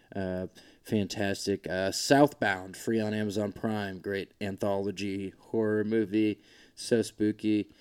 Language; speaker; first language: English; native; English